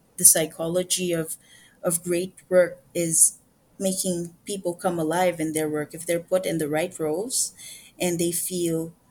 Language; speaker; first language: English; non-native, local second language; Filipino